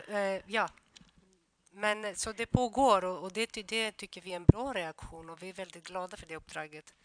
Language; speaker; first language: Swedish; non-native, fluent; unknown